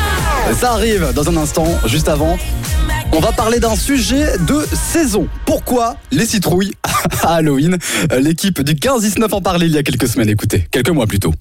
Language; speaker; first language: French; native; French